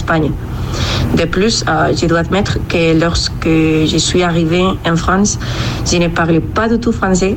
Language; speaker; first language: French; non-native, fluent; Spanish